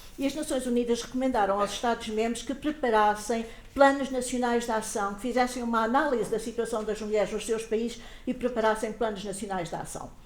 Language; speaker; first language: Portuguese; native; Portuguese